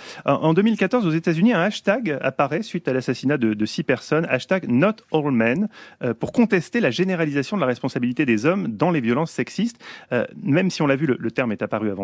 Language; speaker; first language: French; native; French